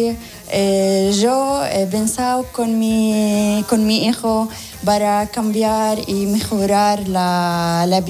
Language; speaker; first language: Spanish; non-native, learner; Arabic